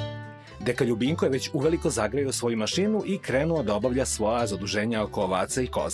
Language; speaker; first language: Serbian; native; Serbian